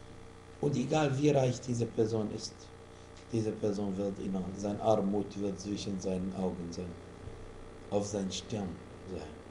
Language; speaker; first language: German; non-native, fluent; Arabic